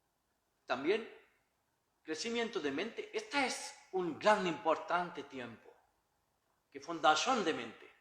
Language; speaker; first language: Spanish; non-native, learner; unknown